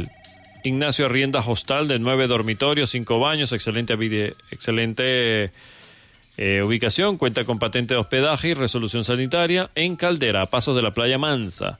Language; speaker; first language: Spanish; native; Spanish